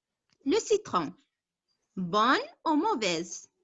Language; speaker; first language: French; non-native, local second language; Arabic